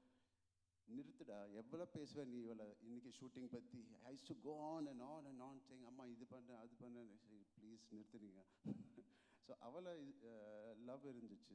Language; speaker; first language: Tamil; non-native, local second language; Telugu